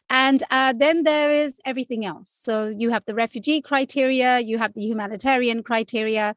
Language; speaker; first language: English; native; English